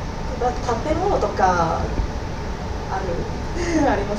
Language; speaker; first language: Japanese; non-native, fluent; Cantonese